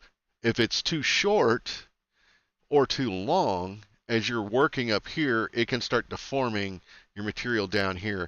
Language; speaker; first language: English; native; English